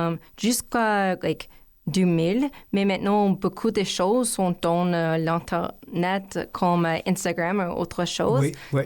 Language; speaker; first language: French; non-native, learner; English